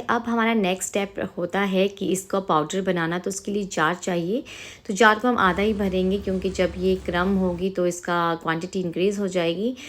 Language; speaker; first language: Hindi; native; Hindi